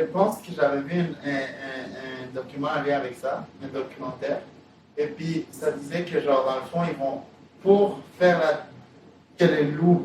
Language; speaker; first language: French; native; French